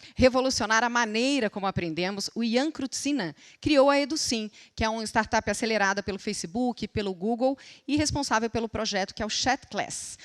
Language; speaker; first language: Portuguese; native; Portuguese